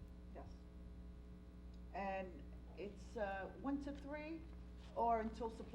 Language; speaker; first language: English; native; English